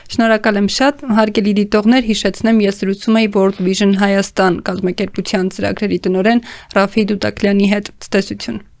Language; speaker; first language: Armenian; native; Armenian